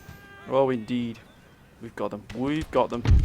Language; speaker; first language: English; native; English